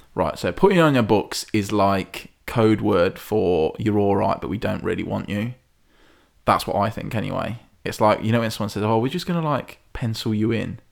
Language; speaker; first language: English; native; English